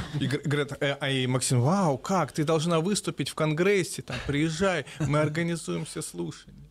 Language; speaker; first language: Russian; native; Russian